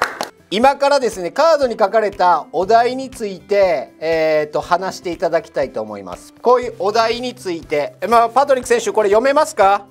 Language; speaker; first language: Japanese; native; Japanese